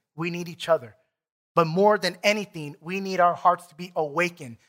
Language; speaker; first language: English; native; English